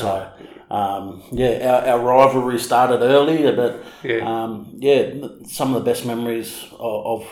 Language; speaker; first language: English; native; English